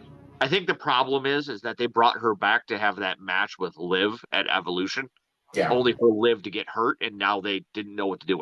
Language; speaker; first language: English; native; English